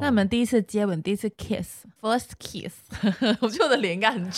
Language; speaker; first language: Chinese; native; Chinese